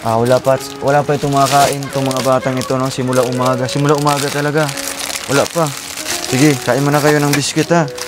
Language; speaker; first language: Filipino; non-native, local second language; Cebuano